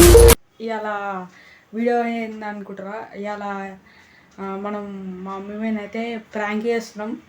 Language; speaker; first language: Telugu; native; Telugu